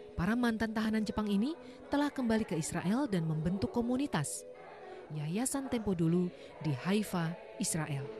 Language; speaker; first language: Indonesian; native; Indonesian